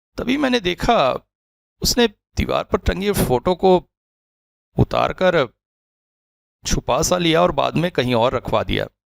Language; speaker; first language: Hindi; native; Hindi